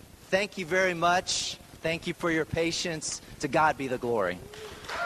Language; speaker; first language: English; native; English